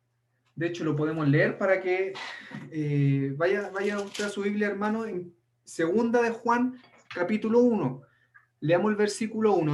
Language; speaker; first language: Spanish; native; Spanish